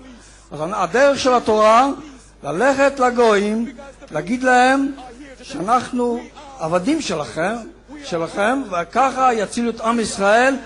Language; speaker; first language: Hebrew; non-native, fluent; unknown